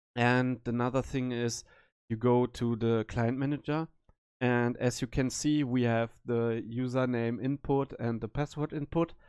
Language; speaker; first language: English; non-native, learner; German